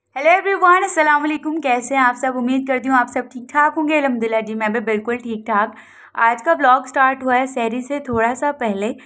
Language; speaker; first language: Urdu; native; Urdu